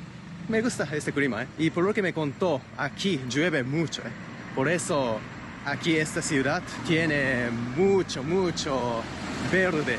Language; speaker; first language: Spanish; non-native, fluent; Japanese